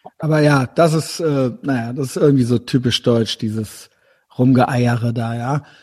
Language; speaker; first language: German; native; German